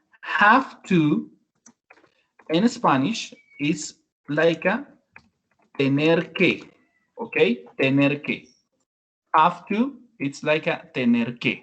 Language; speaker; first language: English; non-native, learner; Spanish